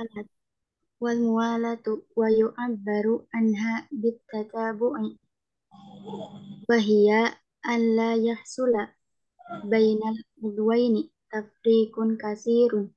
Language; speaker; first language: Arabic; non-native, learner; Indonesian